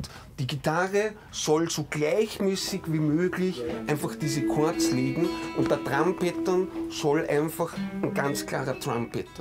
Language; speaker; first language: German; native; German